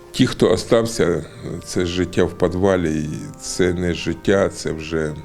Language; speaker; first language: Ukrainian; native; Ukrainian